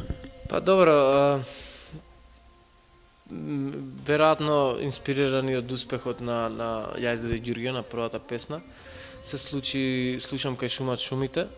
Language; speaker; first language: Macedonian; native; Macedonian